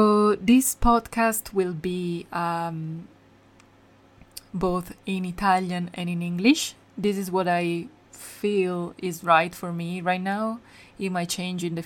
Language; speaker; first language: English; non-native, fluent; Italian